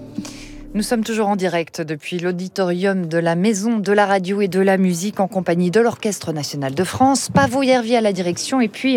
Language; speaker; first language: French; native; French